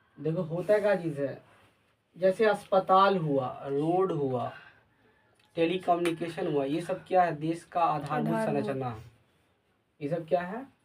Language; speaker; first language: Hindi; native; Hindi